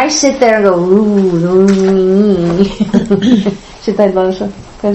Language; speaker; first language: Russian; non-native, learner; English